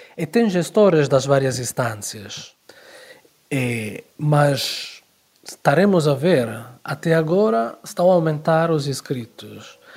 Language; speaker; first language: Portuguese; non-native, fluent; Italian